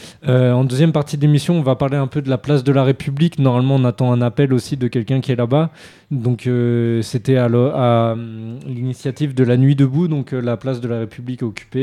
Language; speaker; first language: French; native; French